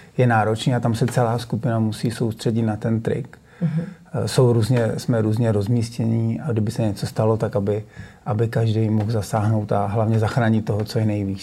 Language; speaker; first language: Czech; native; Czech